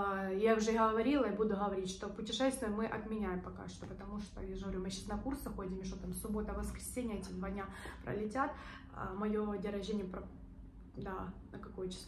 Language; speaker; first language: Russian; native; Russian